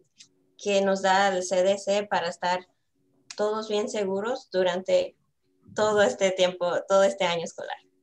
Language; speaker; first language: Spanish; early bilingual, heritage; Spanish